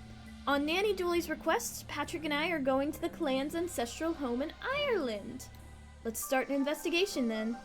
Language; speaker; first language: English; native; English